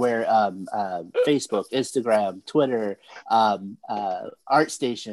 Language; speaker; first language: English; native; English